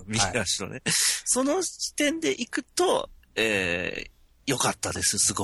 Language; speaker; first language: Japanese; native; Japanese